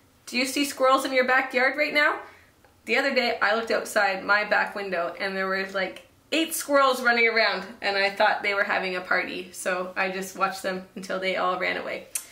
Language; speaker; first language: English; native; English